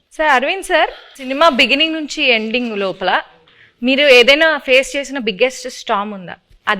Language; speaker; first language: Telugu; native; Telugu